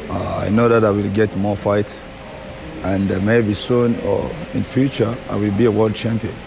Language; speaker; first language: English; non-native, fluent; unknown